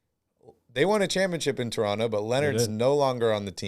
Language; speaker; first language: English; native; English